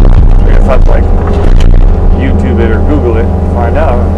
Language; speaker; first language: English; native; English